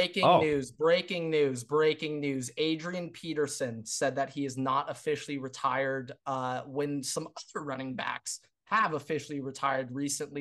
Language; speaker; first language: English; native; English